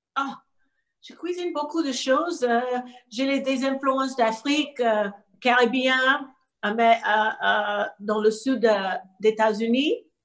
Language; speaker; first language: French; non-native, learner; English